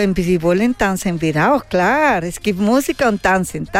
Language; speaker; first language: German; non-native, learner; Spanish